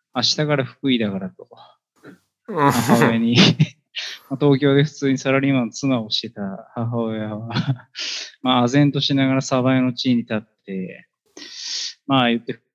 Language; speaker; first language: Japanese; native; Japanese